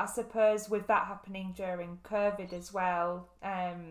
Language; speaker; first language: English; native; English